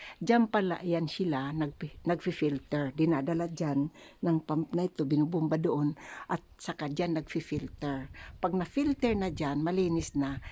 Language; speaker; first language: Filipino; native; Filipino